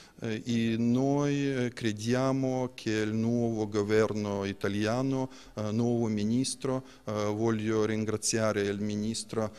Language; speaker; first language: Italian; non-native, learner; Ukrainian